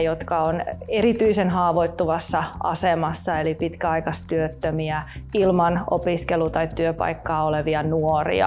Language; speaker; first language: Finnish; native; Finnish